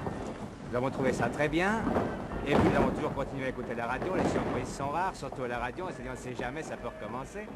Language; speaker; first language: French; native; French